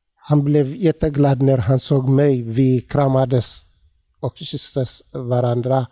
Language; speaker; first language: Swedish; non-native, learner; Tigrinya